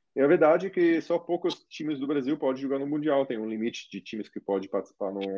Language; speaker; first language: Portuguese; non-native, fluent; German